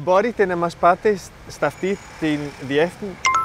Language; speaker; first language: Greek; non-native, learner; English